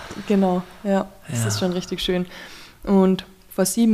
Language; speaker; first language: German; native; German